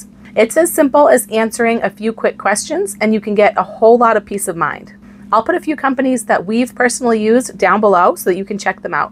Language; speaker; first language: English; native; English